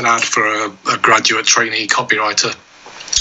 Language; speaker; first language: English; native; English